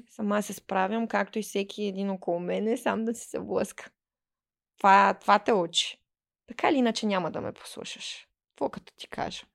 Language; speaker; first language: Bulgarian; early bilingual, heritage; Bulgarian